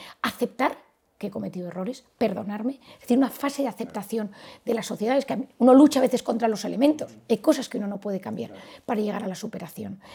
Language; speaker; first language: Spanish; native; Spanish